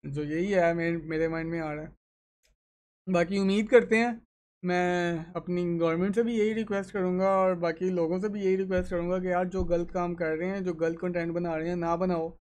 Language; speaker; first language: Urdu; native; Urdu